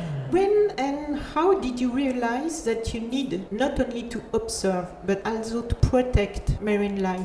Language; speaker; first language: English; non-native, fluent; French